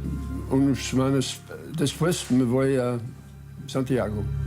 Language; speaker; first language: Spanish; non-native, learner; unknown